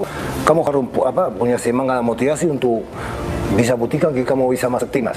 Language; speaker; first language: Indonesian; non-native, fluent; Spanish